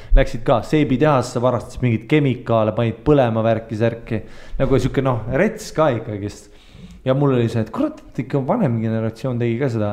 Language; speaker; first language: Estonian; early bilingual, heritage; Estonian